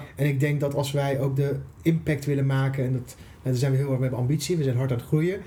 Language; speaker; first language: Dutch; non-native, fluent; Persian